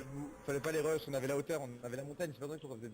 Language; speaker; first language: French; native; French